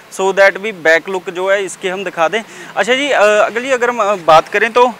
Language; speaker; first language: Hindi; non-native, local second language; Punjabi